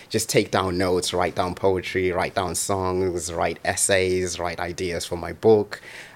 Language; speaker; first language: English; non-native, local second language; Shona